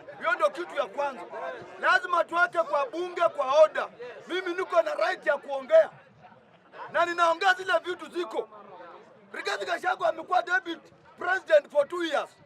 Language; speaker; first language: Swahili; native; Swahili